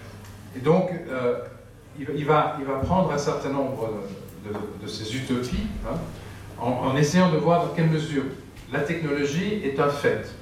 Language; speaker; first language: French; native; French